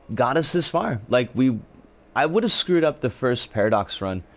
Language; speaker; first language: English; native; English